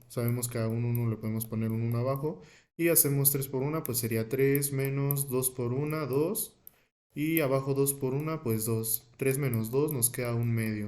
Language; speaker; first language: Spanish; native; Spanish